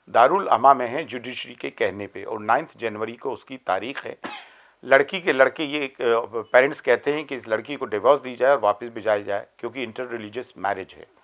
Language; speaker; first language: Urdu; native; Urdu